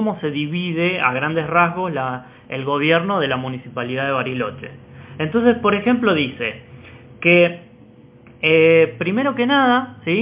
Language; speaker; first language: Spanish; native; Spanish